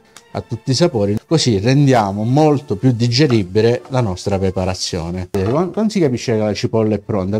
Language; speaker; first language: Italian; native; Italian